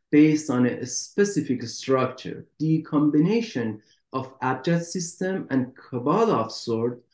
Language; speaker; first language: English; non-native, fluent; Persian